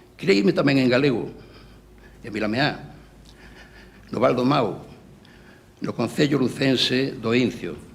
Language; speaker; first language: Galician; native; Galician